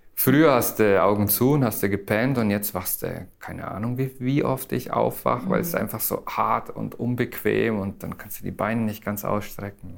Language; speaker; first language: German; native; German